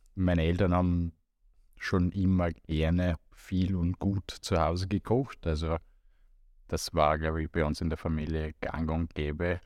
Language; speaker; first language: German; non-native, fluent; Romanian